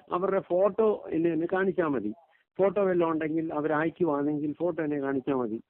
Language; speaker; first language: Malayalam; early bilingual, heritage; Malayalam